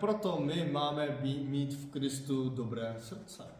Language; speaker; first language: Czech; non-native, fluent; Korean